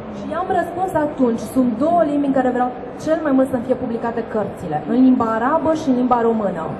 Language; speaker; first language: Romanian; native; Romanian